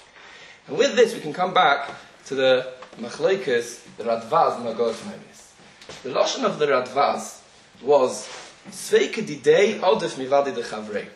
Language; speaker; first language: English; native; English